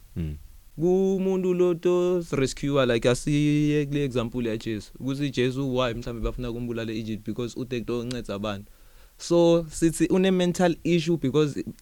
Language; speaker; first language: Zulu; non-native, local second language; Swati